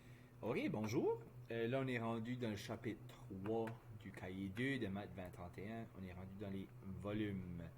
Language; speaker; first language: French; native; French